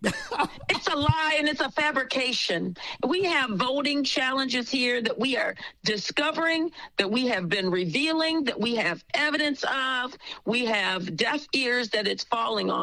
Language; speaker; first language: English; native; English